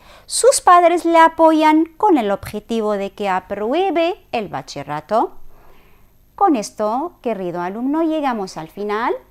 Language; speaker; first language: Spanish; non-native, fluent; Arabic